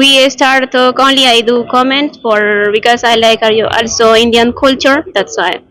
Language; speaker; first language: English; non-native, learner; Spanish